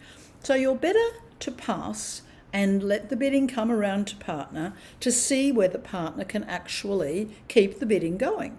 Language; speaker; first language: English; native; English